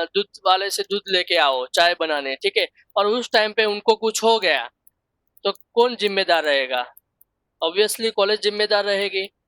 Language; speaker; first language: Hindi; non-native, local second language; Gujarati